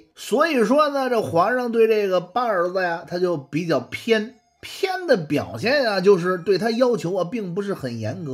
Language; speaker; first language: Chinese; native; Chinese